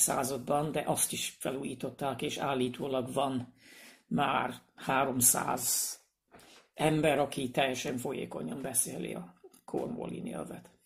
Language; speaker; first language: Hungarian; non-native, fluent; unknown